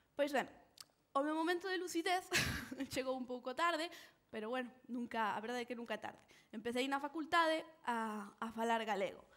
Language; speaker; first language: Galician; non-native, local second language; Spanish